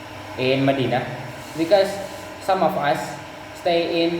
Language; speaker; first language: English; non-native, learner; Indonesian